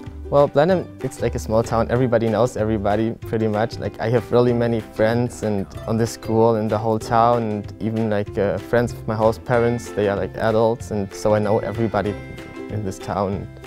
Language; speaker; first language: English; non-native, fluent; German